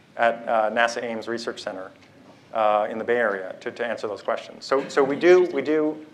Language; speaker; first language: English; native; English